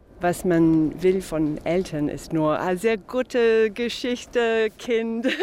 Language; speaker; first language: German; non-native, fluent; English